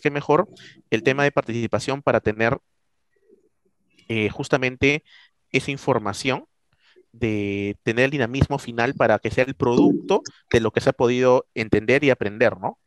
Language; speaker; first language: Spanish; native; Spanish